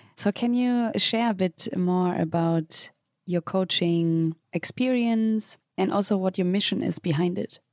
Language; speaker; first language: English; non-native, fluent; German